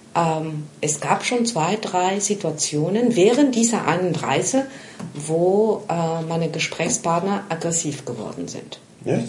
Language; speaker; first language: German; non-native, fluent; Spanish